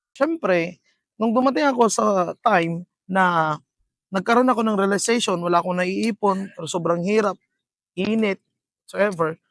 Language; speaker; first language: Filipino; non-native, local second language; Iloko